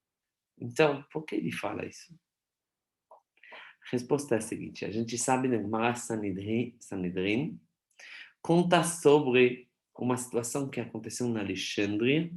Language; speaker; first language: Portuguese; non-native, fluent; Hebrew